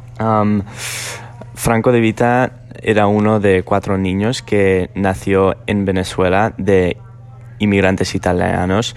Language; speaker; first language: Spanish; non-native, learner; English